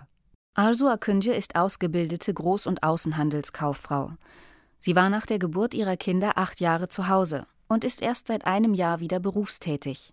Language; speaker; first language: German; native; German